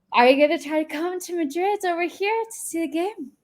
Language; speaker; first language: English; native; English